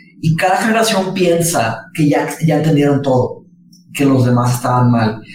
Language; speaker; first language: Spanish; early bilingual, other home language; Portuguese